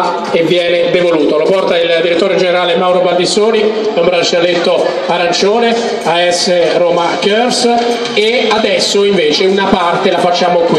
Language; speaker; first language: Italian; native; Italian